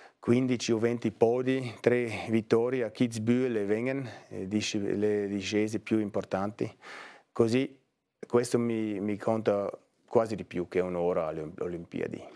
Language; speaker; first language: Italian; non-native, fluent; German